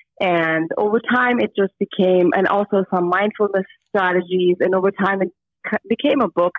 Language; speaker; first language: English; non-native, fluent; Turkish